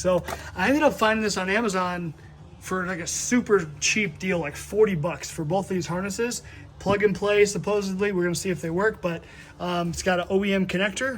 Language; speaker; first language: English; native; English